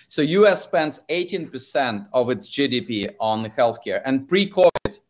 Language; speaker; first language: English; non-native, fluent; Russian